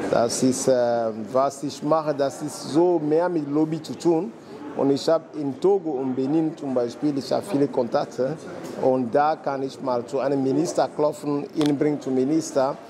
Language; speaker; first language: German; non-native, fluent; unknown